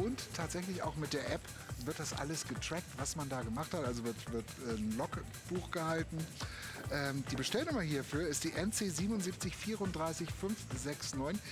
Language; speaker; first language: German; native; German